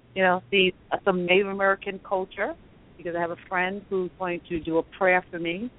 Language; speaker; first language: English; native; English